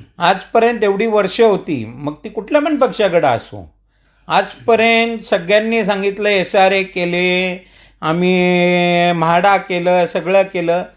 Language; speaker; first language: Marathi; non-native, local second language; Marwari